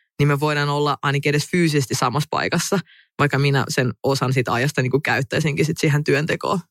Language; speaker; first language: Finnish; early bilingual, other home language; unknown